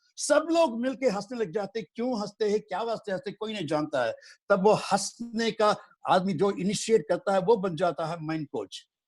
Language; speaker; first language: Hindi; non-native, local second language; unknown